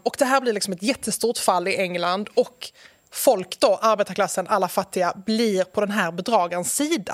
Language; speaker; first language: Swedish; native; Swedish